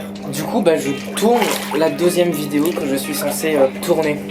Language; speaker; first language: French; native; French